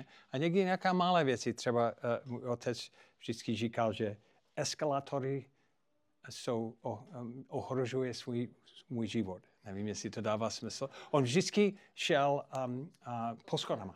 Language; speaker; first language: Czech; non-native, fluent; English